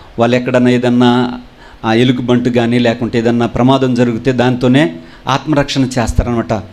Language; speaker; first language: Telugu; non-native, local second language; Koya